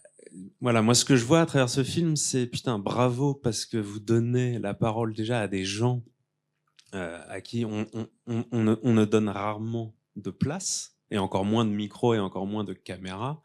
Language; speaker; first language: French; native; French